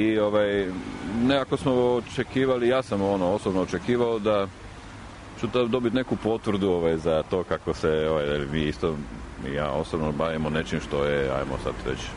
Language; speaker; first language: Croatian; native; Croatian